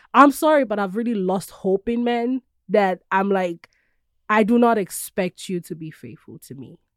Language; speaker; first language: English; non-native, local second language; Yoruba